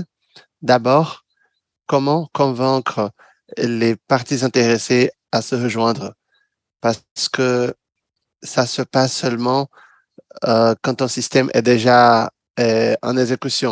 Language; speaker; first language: French; non-native, fluent; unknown